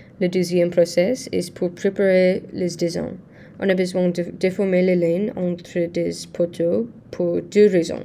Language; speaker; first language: French; non-native, learner; English